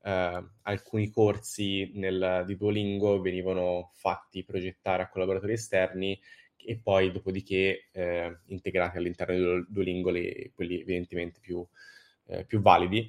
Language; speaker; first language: Italian; native; Italian